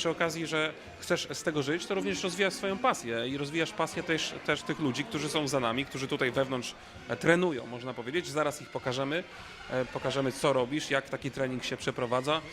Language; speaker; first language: Polish; native; Polish